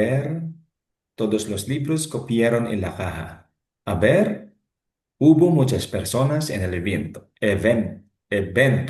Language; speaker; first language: Spanish; non-native, learner; Filipino